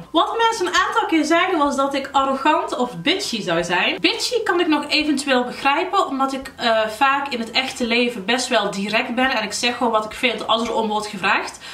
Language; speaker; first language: Dutch; early bilingual, other home language; Arabic